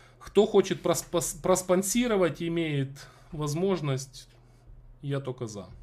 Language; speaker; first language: Russian; native; Russian